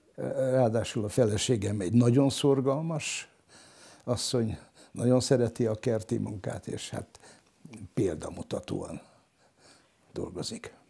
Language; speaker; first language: Hungarian; non-native, local second language; German